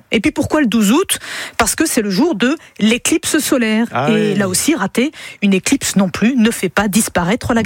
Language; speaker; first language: French; native; French